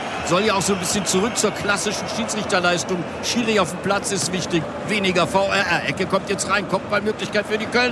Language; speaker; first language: German; native; German